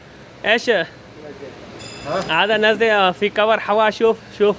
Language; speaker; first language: Arabic; non-native, learner; Sindhi